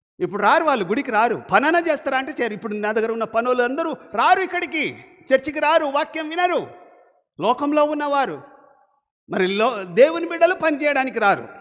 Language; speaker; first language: Telugu; non-native, local second language; Lambadi